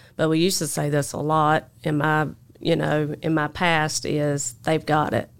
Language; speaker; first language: English; native; English